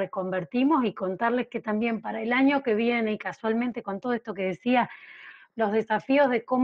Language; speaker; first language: Spanish; native; Spanish